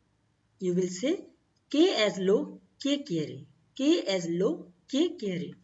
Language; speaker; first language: Spanish; non-native, learner; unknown